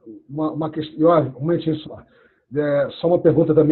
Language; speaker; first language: Portuguese; native; Portuguese